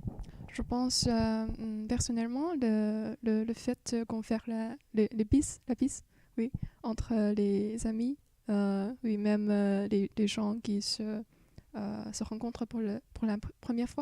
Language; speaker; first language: French; non-native, fluent; Chinese